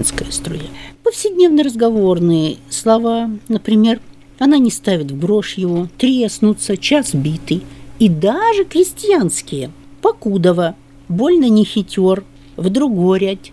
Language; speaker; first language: Russian; native; Russian